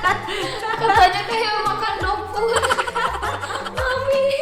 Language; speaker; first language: Indonesian; early bilingual, other home language; Japanese